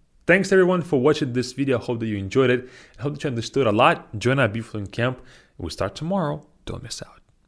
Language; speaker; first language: English; non-native, fluent; Russian